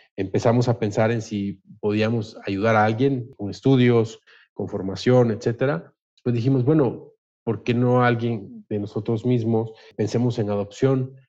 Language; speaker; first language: Spanish; native; Spanish